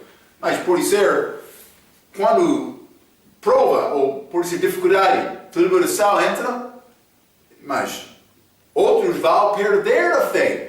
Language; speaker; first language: Portuguese; non-native, fluent; English